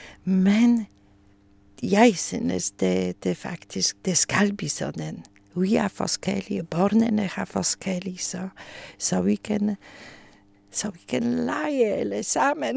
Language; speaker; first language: Danish; non-native, learner; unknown